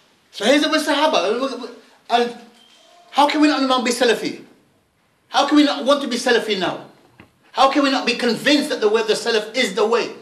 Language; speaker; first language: English; native; English